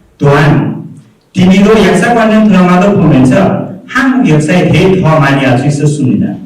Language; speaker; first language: Korean; non-native, fluent; Nepali